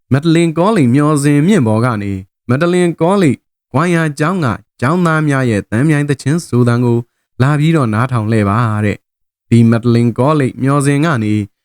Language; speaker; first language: Burmese; native; Burmese